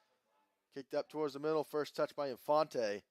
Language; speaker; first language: English; native; English